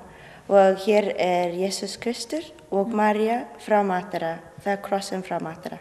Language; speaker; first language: Icelandic; non-native, learner; English